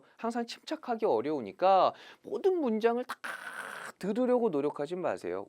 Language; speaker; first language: Korean; native; Korean